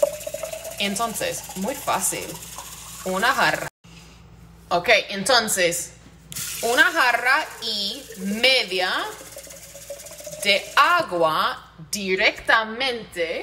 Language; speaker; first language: Spanish; non-native, learner; English